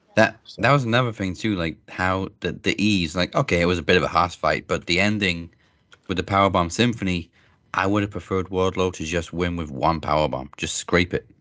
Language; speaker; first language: English; native; English